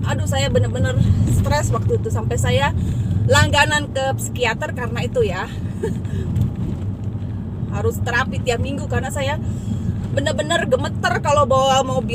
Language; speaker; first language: Indonesian; native; Indonesian